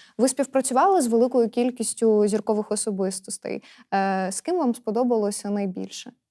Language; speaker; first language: Ukrainian; native; Ukrainian